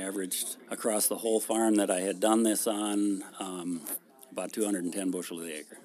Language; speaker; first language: English; native; English